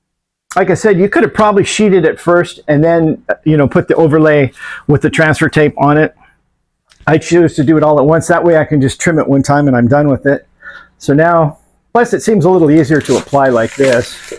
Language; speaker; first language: English; native; English